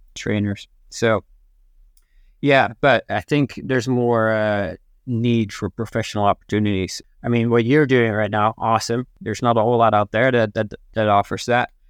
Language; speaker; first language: English; non-native, fluent; Dutch